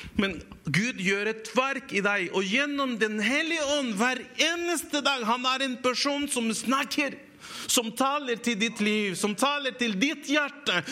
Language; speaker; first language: Norwegian; non-native, fluent; Spanish